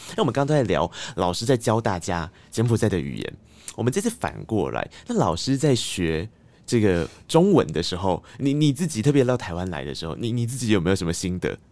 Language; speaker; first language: Chinese; native; Chinese